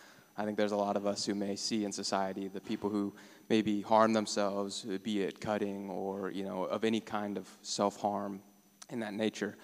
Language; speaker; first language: English; native; English